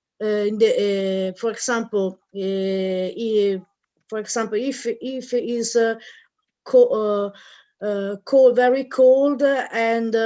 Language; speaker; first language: English; non-native, learner; Italian